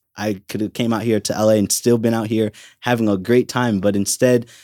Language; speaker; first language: English; native; English